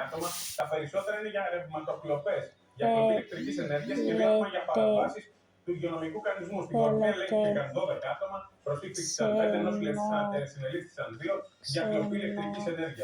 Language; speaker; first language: Greek; native; Greek